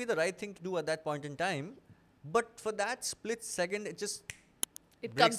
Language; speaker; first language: English; non-native, local second language; Bangla